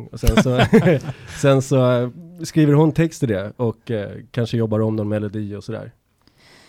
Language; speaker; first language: Swedish; native; Swedish